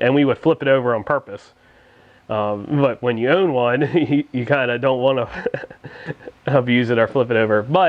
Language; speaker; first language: English; native; English